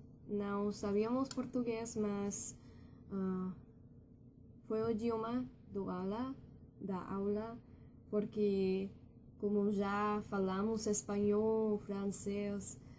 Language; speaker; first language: Portuguese; non-native, learner; English